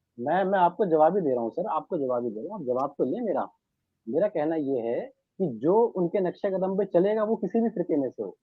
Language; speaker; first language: Urdu; native; Urdu